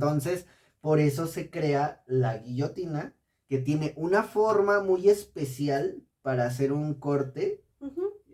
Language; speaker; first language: Spanish; native; Spanish